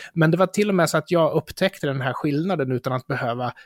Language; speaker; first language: Swedish; native; Swedish